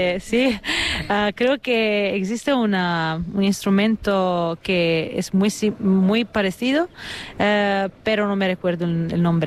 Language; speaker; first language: Spanish; non-native, fluent; Italian